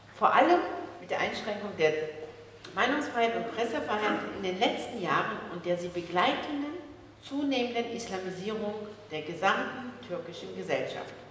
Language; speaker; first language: German; early bilingual, other home language; Turkish